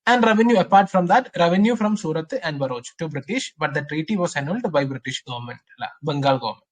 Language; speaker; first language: English; non-native, local second language; Malayalam